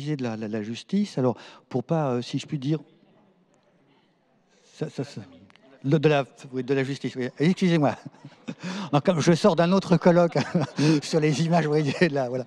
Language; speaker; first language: French; native; French